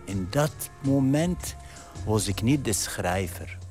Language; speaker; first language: Dutch; non-native, fluent; Arabic